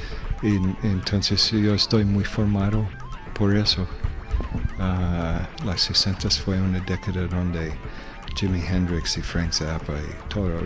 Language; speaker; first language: Spanish; non-native, fluent; English